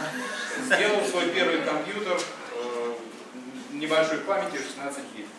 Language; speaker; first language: Russian; native; Russian